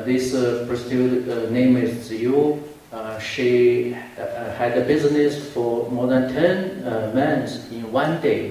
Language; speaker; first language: English; non-native, fluent; Chinese